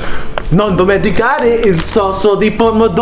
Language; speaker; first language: Italian; non-native, learner; English